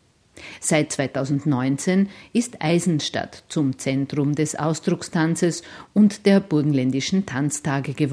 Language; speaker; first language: German; native; German